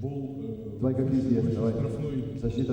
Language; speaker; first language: Russian; non-native, learner; Italian